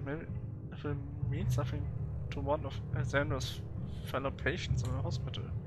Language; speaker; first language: English; non-native, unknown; German